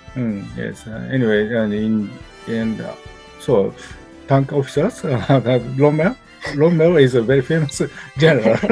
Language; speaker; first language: English; non-native, learner; Japanese